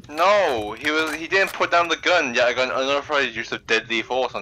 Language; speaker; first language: English; native; English